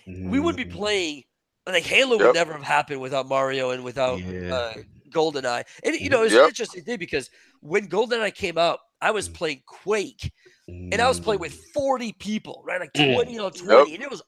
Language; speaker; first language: English; non-native, fluent; French